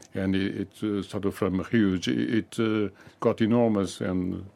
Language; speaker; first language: English; non-native, fluent; Portuguese